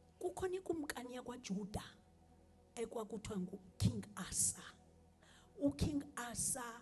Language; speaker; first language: Zulu; non-native, local second language; Xhosa